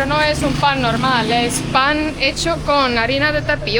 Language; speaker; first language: Spanish; non-native, fluent; Estonian